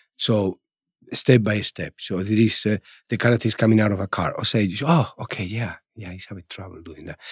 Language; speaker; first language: English; non-native, fluent; Spanish